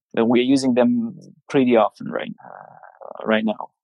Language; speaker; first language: English; non-native, fluent; Russian